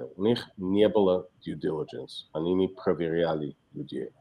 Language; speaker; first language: Russian; non-native, fluent; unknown